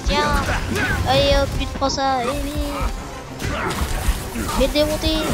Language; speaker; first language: French; native; French